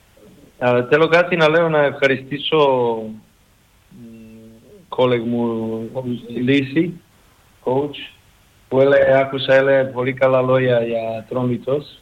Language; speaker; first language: Greek; non-native, learner; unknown